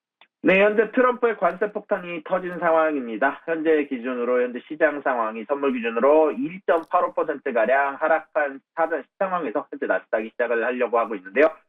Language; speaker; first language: Korean; native; Korean